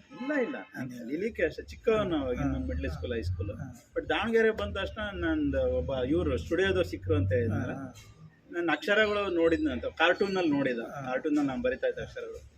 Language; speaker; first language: Kannada; native; Kannada